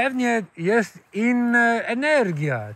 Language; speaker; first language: Polish; non-native, fluent; English